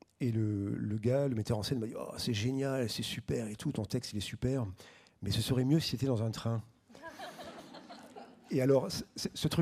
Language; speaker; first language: French; native; French